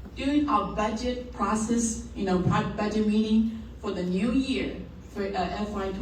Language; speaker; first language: English; non-native, learner; Chinese